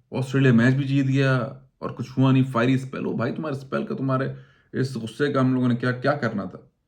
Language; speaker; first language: Urdu; native; Urdu